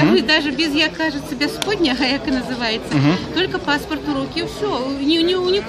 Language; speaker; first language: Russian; non-native, local second language; Belarusian